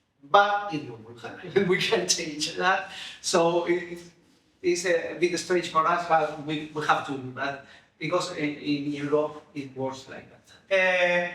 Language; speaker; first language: English; non-native, fluent; Spanish